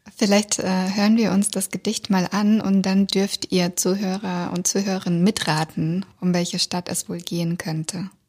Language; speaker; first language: German; early bilingual, other home language; Russian